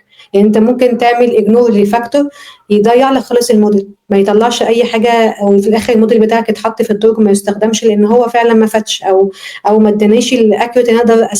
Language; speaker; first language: Arabic; native; Arabic